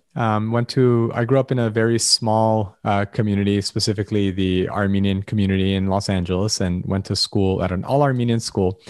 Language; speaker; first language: English; early bilingual, other home language; Arabic